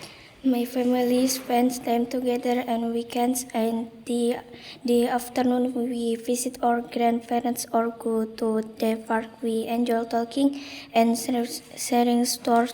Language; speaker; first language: English; non-native, learner; Indonesian